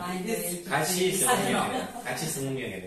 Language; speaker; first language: Turkish; native; Turkish